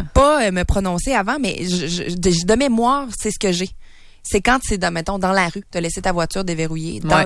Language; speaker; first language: French; native; French